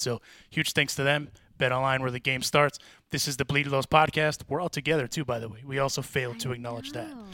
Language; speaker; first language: English; early bilingual, other home language; Spanish